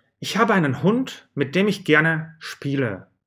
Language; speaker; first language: German; non-native, fluent; Russian